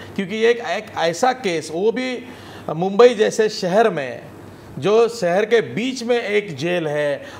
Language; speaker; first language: Hindi; non-native, local second language; Marathi